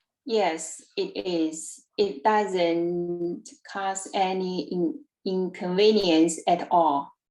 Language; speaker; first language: English; non-native, learner; Chinese